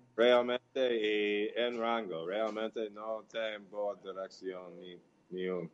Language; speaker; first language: Portuguese; non-native, fluent; English